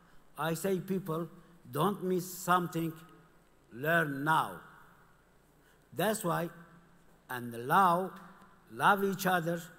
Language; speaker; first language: English; non-native, learner; Kurdish